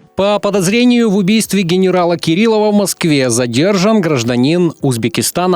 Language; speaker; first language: Russian; native; Russian